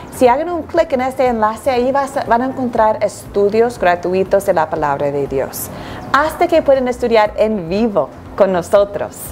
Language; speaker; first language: Spanish; non-native, fluent; English